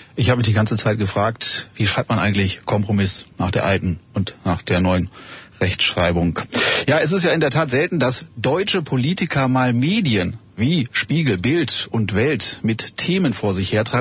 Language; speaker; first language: German; native; German